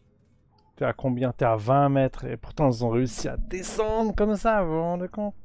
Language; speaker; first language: French; native; French